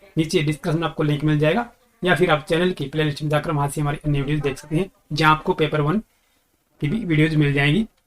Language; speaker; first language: Hindi; native; Hindi